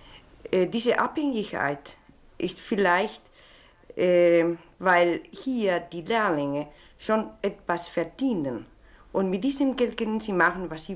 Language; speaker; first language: German; non-native, fluent; Spanish